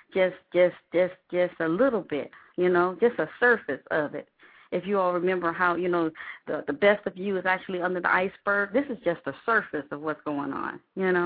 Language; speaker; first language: English; native; English